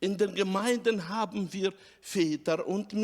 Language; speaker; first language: German; non-native, fluent; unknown